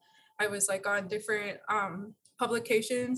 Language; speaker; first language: English; native; English